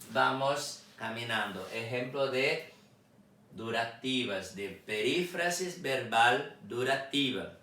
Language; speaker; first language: Spanish; non-native, fluent; Portuguese